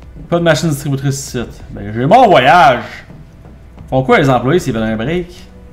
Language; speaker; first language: French; native; French